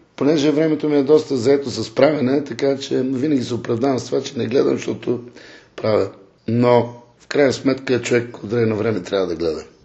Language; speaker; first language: Bulgarian; native; Bulgarian